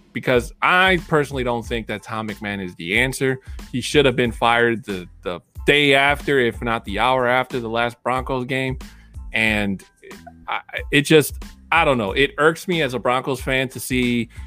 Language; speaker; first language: English; early bilingual, other home language; Spanish